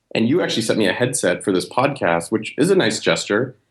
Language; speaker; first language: English; native; English